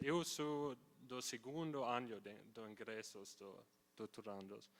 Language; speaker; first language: Portuguese; non-native, fluent; German